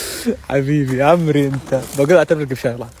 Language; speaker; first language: Arabic; native; Arabic